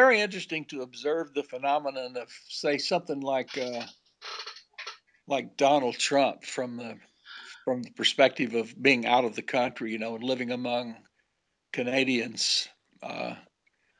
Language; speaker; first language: English; native; English